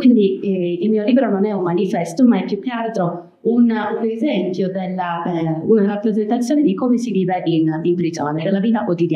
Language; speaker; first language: Italian; non-native, fluent; Arabic